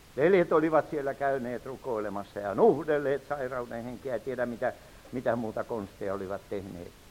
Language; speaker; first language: Finnish; native; Finnish